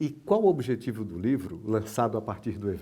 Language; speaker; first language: Portuguese; native; Portuguese